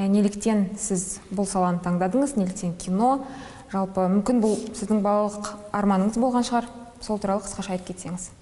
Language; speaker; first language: Kazakh; native; Kazakh